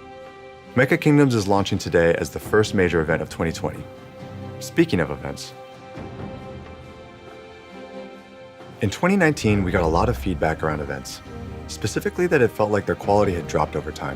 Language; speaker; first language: English; native; English